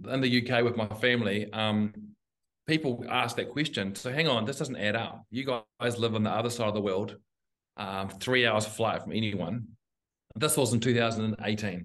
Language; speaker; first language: English; native; English